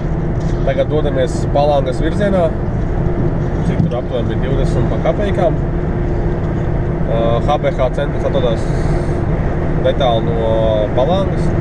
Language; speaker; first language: Latvian; native; Latvian